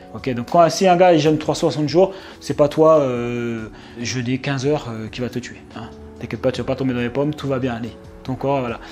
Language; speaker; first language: French; native; French